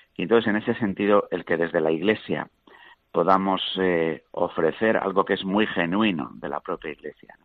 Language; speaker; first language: Spanish; native; Spanish